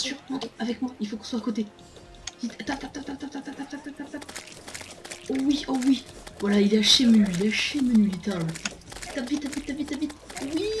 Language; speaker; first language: French; native; French